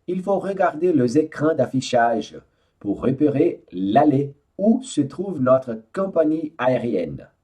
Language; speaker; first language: French; non-native, fluent; Portuguese